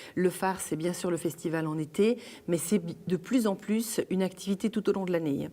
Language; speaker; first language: French; native; French